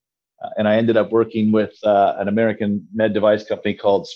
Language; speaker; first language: English; native; English